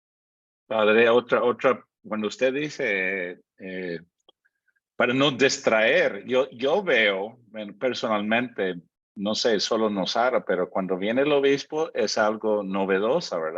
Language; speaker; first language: Spanish; non-native, fluent; English